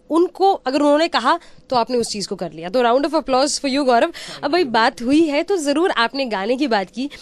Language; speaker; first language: Hindi; native; Hindi